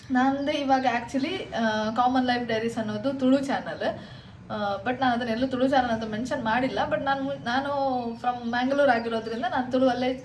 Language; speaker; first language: Kannada; non-native, local second language; Tulu